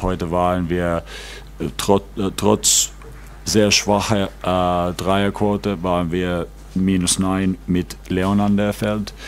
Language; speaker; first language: German; non-native, fluent; Finnish